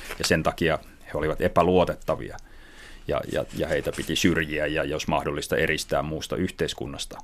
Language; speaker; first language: Finnish; native; Finnish